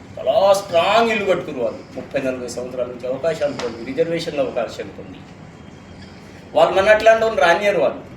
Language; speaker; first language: Telugu; native; Telugu